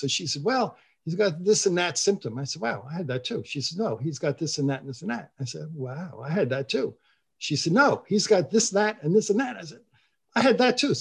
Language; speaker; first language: English; native; English